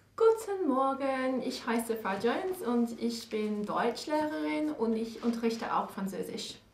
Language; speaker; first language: German; non-native, fluent; English